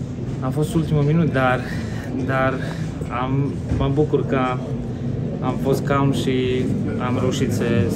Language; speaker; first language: Romanian; non-native, local second language; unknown